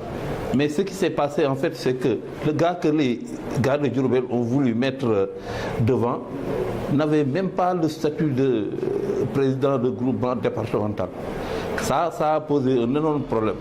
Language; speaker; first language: French; non-native, local second language; Wolof